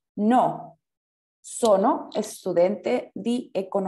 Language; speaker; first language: Italian; non-native, fluent; Spanish